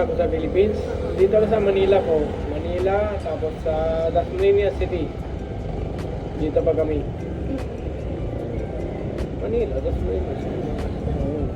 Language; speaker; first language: Filipino; non-native, learner; Punjabi